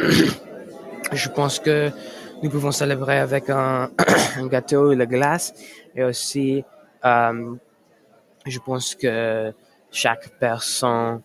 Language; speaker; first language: French; non-native, learner; English